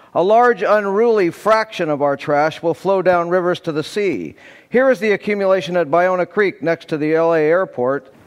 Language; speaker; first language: English; native; English